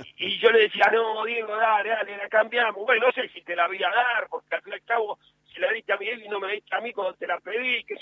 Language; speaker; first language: Spanish; native; Spanish